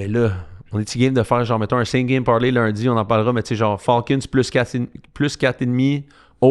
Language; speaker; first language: French; native; French